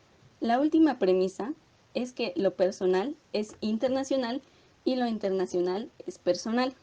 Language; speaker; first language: Spanish; native; Spanish